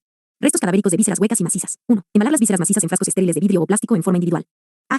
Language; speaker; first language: Spanish; native; Spanish